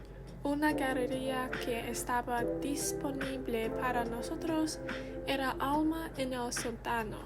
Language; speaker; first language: Spanish; non-native, learner; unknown